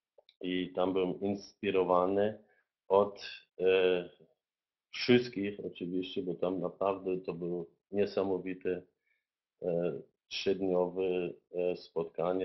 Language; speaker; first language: Polish; non-native, fluent; German